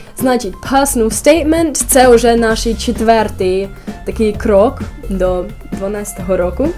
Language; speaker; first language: Ukrainian; early bilingual, heritage; Ukrainian